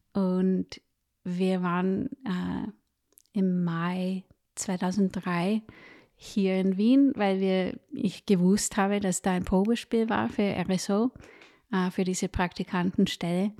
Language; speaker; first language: German; non-native, fluent; English